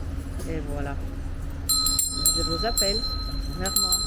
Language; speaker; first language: French; non-native, fluent; Russian